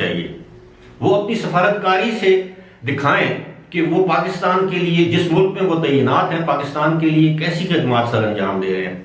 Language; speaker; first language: Urdu; native; Urdu